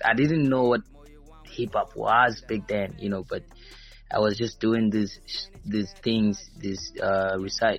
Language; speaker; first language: English; non-native, local second language; Shona